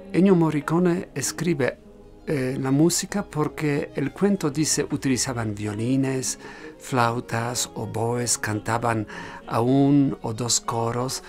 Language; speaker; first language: Spanish; non-native, fluent; Polish